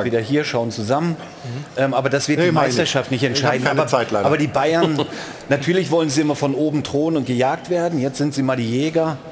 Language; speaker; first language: German; native; German